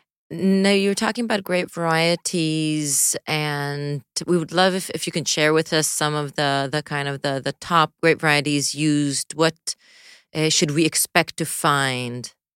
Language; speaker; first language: English; native; English